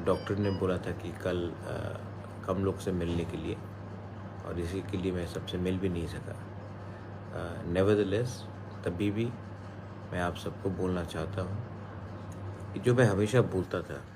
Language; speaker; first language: Hindi; non-native, local second language; Kok Borok